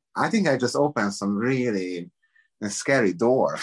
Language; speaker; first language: English; non-native, learner; Hungarian